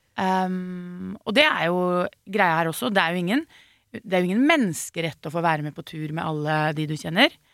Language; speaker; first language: Norwegian; native; Norwegian